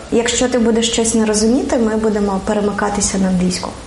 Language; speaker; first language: Ukrainian; native; Ukrainian